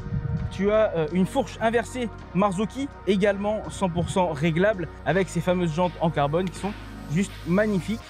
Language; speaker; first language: French; native; French